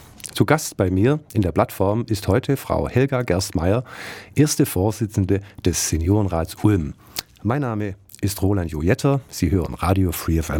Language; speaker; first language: German; native; German